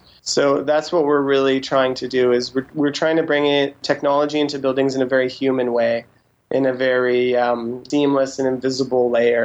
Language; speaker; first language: English; native; English